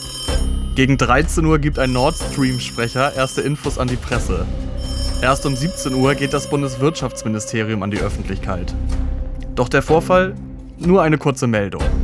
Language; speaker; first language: German; native; German